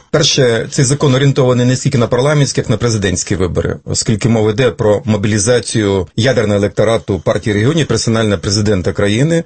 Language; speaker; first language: Ukrainian; native; Ukrainian